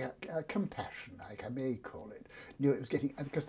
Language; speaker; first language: English; native; English